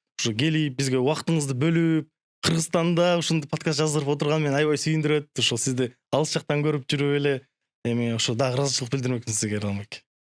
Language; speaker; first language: Kyrgyz; non-native, local second language; Russian